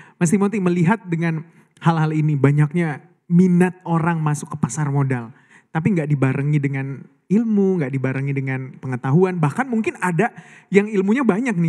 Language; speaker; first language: Indonesian; native; Indonesian